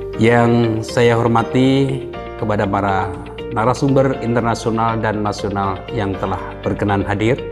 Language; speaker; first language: Indonesian; native; Indonesian